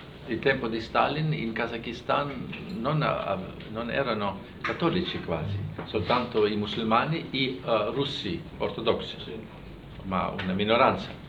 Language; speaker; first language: Italian; non-native, fluent; German